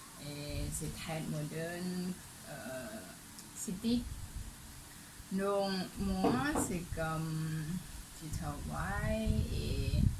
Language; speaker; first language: French; non-native, learner; Thai